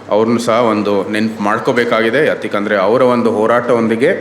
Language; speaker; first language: Kannada; native; Kannada